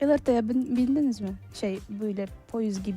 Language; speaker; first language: Turkish; non-native, learner; Kazakh